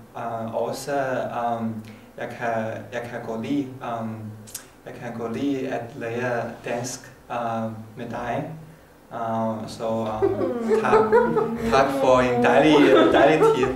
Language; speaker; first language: Danish; non-native, learner; Chinese